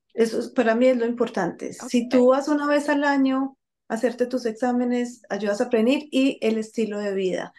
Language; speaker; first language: Spanish; native; Spanish